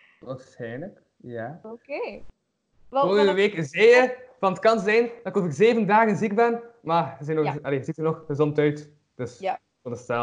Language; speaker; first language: Dutch; native; Dutch